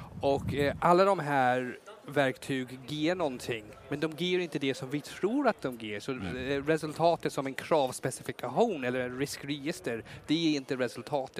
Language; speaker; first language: Swedish; non-native, fluent; English